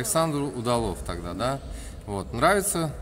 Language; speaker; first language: Russian; native; Russian